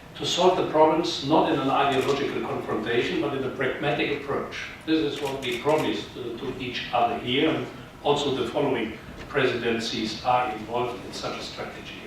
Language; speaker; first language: English; non-native, fluent; German